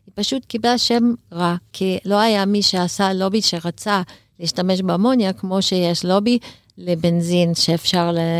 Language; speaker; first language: Hebrew; native; Hebrew